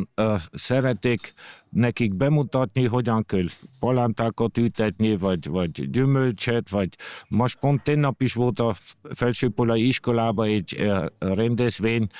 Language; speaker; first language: Hungarian; early bilingual, heritage; Hungarian